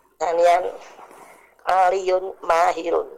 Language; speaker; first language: Arabic; non-native, learner; Indonesian